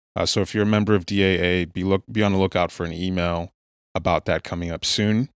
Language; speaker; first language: English; non-native, local second language; Igbo